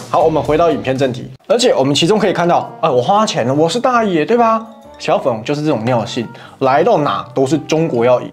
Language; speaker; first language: Chinese; native; Chinese